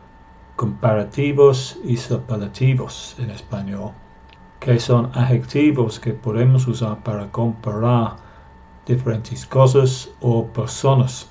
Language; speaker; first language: Spanish; non-native, fluent; English